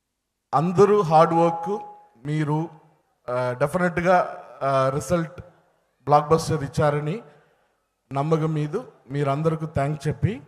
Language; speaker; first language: Telugu; non-native, learner; Tamil